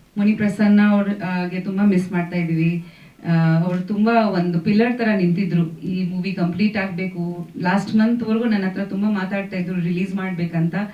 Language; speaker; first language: Kannada; non-native, fluent; Bangla